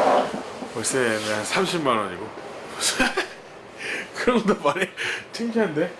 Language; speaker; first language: Korean; native; Korean